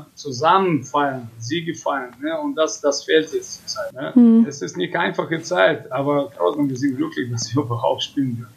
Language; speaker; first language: German; non-native, fluent; Russian